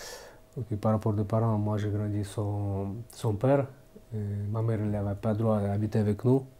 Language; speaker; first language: French; non-native, fluent; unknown